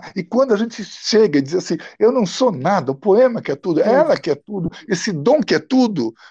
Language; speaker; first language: Portuguese; early bilingual, other home language; Italian